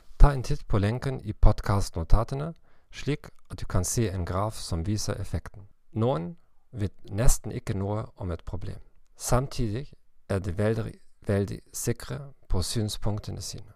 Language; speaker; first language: Norwegian; non-native, learner; German